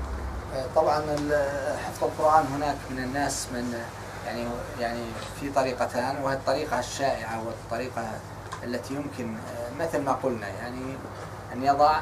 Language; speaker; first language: Arabic; native; Arabic